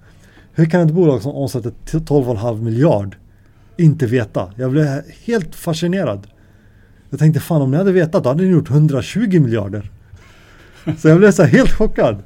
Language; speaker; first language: Swedish; native; Swedish